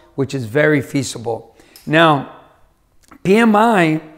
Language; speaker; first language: English; native; English